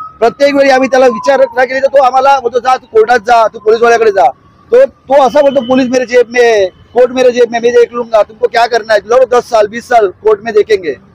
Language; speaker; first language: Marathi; native; Marathi